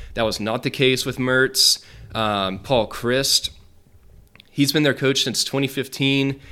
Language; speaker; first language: English; native; English